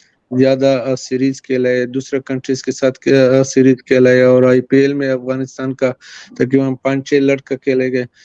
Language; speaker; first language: Hindi; non-native, fluent; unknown